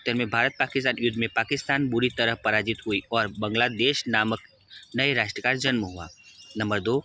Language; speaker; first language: Hindi; non-native, local second language; Gujarati